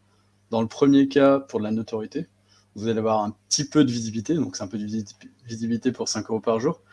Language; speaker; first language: French; native; French